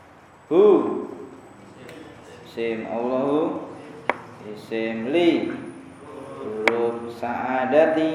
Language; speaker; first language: Arabic; non-native, learner; Indonesian